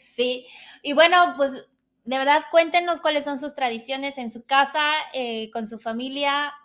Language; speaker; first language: Spanish; native; Spanish